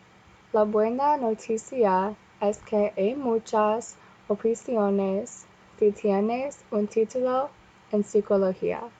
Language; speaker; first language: Spanish; non-native, learner; English